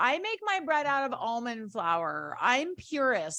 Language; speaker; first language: English; native; English